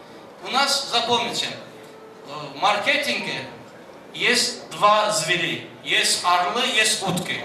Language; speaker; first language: Russian; non-native, fluent; Azerbaijani